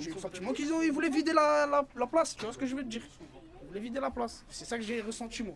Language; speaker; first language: French; native; French